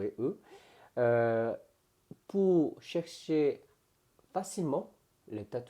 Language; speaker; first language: French; non-native, learner; Korean